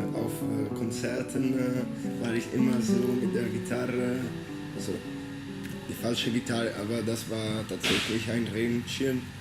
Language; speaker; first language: German; non-native, fluent; Italian